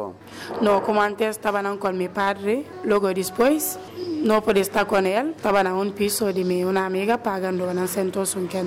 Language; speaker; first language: Spanish; non-native, learner; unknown